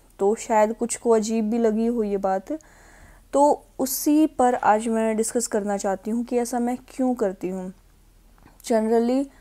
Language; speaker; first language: Hindi; native; Hindi